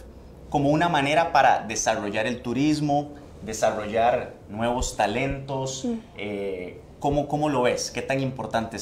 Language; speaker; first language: Spanish; native; Spanish